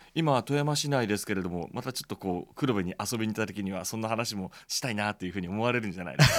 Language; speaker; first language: Japanese; native; Japanese